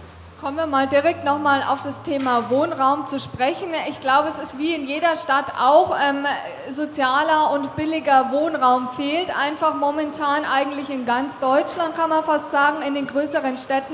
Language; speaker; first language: German; native; German